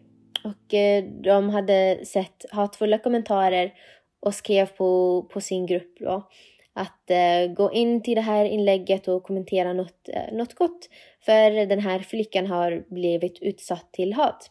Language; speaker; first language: Swedish; non-native, fluent; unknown